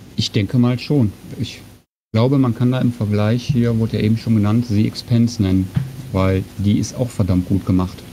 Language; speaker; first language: German; native; German